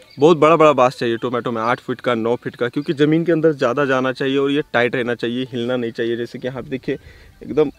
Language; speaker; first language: Hindi; native; Hindi